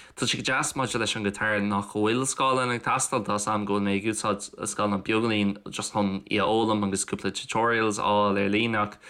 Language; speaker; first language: Irish; non-native, local second language; English